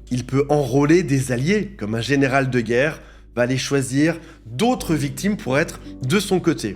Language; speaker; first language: French; native; French